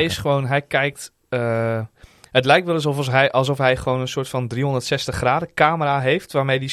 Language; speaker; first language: Dutch; native; Dutch